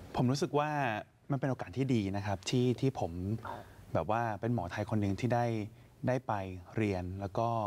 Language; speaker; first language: Thai; native; Thai